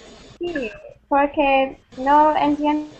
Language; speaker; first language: Spanish; non-native, learner; English